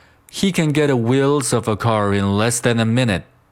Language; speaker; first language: English; non-native, fluent; Chinese